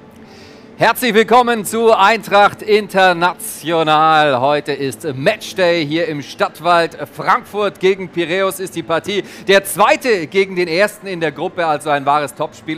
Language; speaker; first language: German; native; German